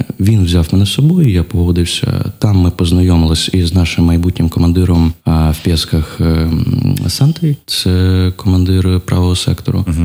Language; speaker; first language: Ukrainian; non-native, local second language; Russian